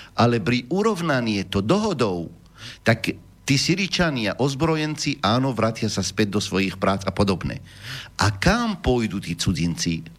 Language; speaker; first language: Slovak; non-native, fluent; Arabic